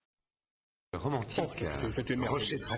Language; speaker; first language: French; native; French